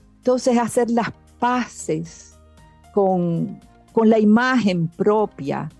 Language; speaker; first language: Spanish; native; Spanish